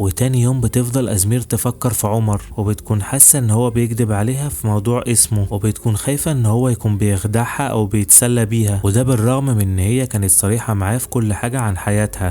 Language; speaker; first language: Arabic; native; Arabic